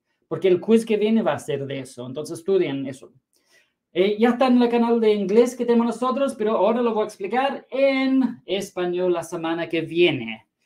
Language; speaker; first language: Spanish; non-native, fluent; English